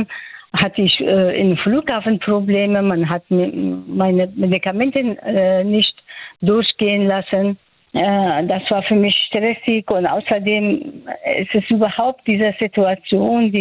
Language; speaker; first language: German; non-native, fluent; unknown